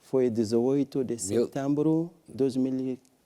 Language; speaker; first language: Portuguese; non-native, learner; French